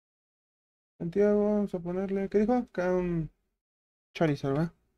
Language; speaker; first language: Spanish; native; Spanish